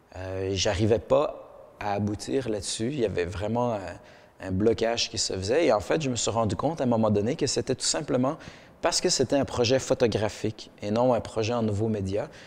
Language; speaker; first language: French; early bilingual, other home language; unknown